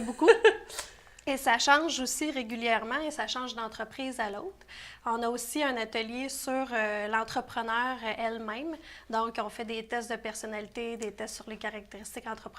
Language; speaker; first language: French; native; French